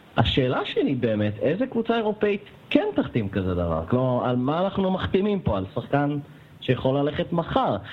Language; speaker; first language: Hebrew; native; Hebrew